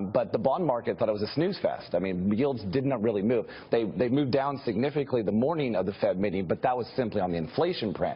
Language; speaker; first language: English; native; English